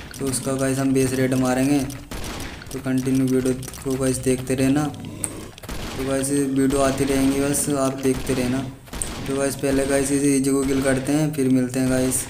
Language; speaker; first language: Hindi; native; Hindi